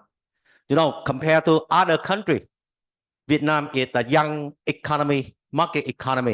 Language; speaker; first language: English; non-native, learner; Vietnamese